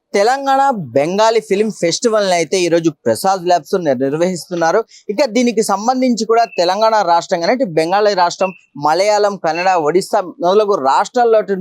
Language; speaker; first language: Telugu; native; Telugu